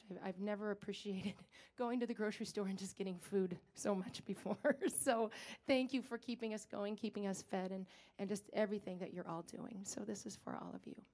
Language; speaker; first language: English; native; English